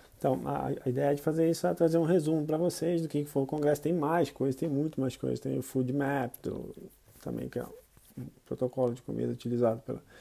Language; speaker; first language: Portuguese; native; Portuguese